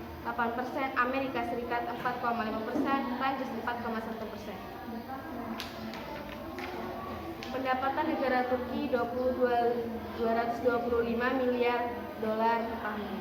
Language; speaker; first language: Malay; non-native, local second language; Madurese